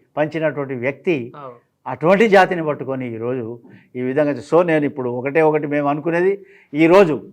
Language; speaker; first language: Telugu; non-native, local second language; Lambadi